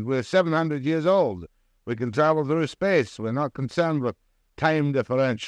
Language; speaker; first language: English; native; English